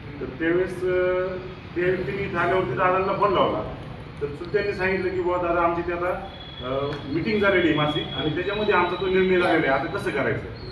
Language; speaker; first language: Marathi; native; Marathi